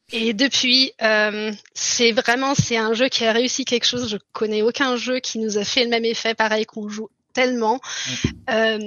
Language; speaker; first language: French; early bilingual, heritage; German